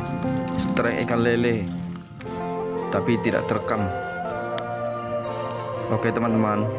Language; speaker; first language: Indonesian; native; Indonesian